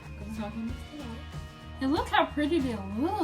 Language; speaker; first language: English; native; English